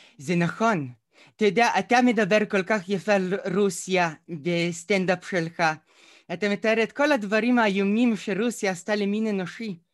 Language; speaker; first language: Hebrew; early bilingual, other home language; Russian